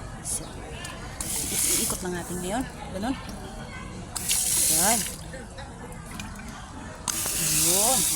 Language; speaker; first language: Filipino; non-native, local second language; Bikol